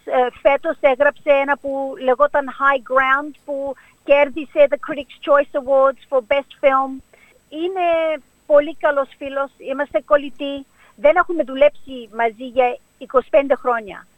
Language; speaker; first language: Greek; early bilingual, heritage; Greek